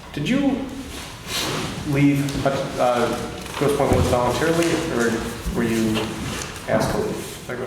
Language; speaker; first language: English; native; English